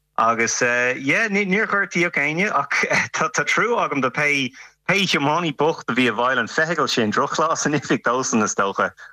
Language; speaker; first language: Irish; non-native, local second language; English